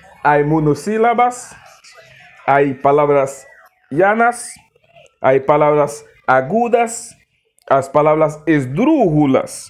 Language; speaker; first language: Spanish; non-native, learner; Haitian Creole